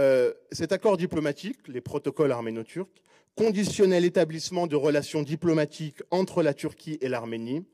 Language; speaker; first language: French; native; French